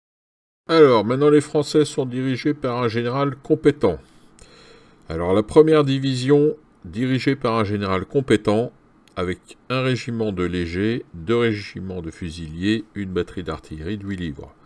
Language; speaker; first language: French; native; French